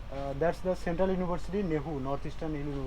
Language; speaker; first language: English; non-native, learner; Bangla